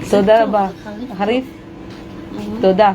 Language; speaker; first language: Hebrew; non-native, learner; Malayalam